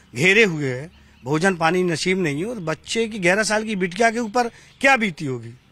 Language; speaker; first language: Hindi; native; Hindi